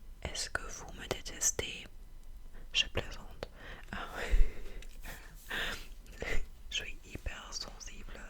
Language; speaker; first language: French; non-native, fluent; German